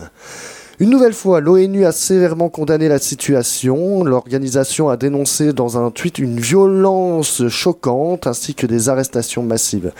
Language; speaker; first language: French; native; French